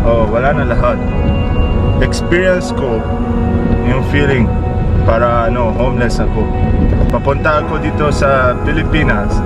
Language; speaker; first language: Filipino; non-native, learner; Arabic